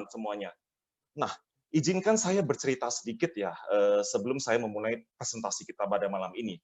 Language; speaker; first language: Indonesian; native; Indonesian